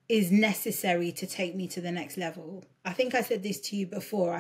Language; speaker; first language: English; early bilingual, other home language; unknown